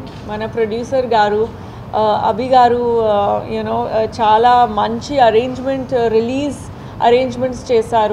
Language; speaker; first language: Telugu; non-native, fluent; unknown